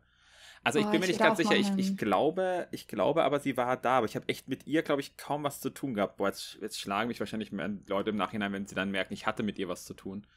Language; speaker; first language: German; native; German